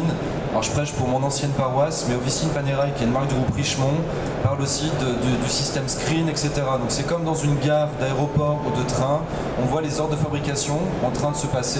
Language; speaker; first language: French; native; French